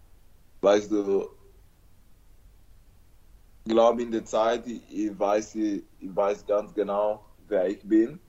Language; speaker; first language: German; non-native, learner; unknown